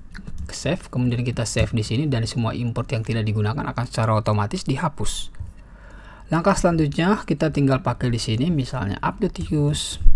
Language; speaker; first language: Indonesian; native; Indonesian